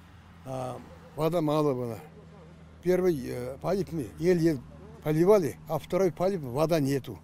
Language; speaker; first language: Russian; non-native, local second language; Kazakh